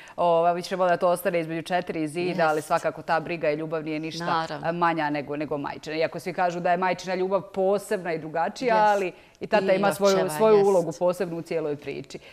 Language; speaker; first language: Bosnian; native; Bosnian